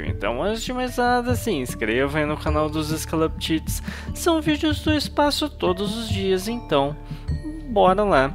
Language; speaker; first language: Portuguese; native; Portuguese